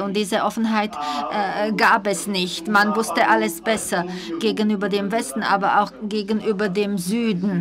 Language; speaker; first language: German; non-native, fluent; Czech